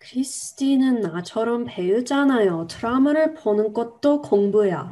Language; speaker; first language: Korean; non-native, learner; English